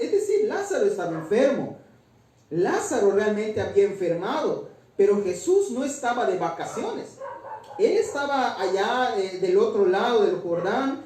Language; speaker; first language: Spanish; native; Spanish